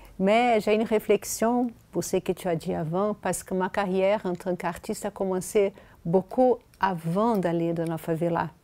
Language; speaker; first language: French; non-native, fluent; Portuguese